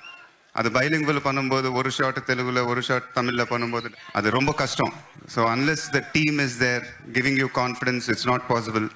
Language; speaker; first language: Tamil; non-native, local second language; Telugu